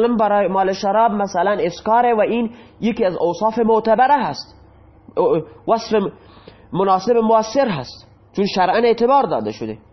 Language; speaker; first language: Persian; non-native, local second language; Baluchi